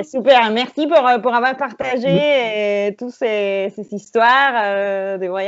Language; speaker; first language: French; non-native, fluent; Spanish